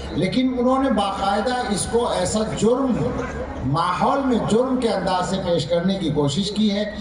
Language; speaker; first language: Urdu; native; Urdu